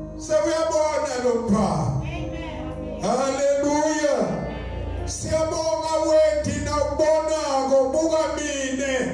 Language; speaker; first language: Zulu; non-native, local second language; Swati